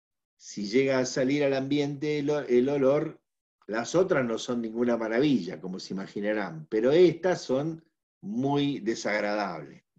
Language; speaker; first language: Spanish; native; Spanish